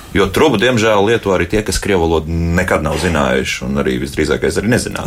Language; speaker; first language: Latvian; native; Latvian